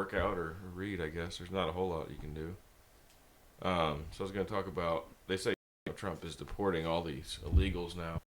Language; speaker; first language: English; native; English